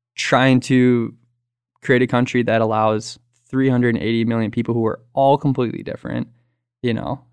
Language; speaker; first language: English; native; English